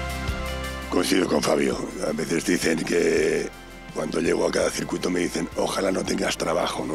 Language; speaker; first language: Spanish; native; Spanish